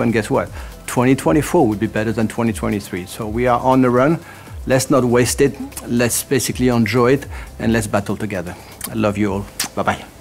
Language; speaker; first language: English; non-native, fluent; French